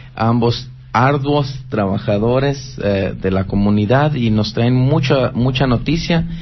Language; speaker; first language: Spanish; early bilingual, heritage; Spanish